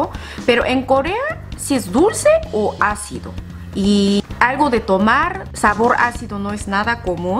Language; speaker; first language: Spanish; non-native, fluent; Korean